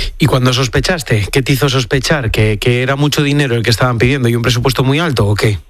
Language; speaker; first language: Spanish; native; Spanish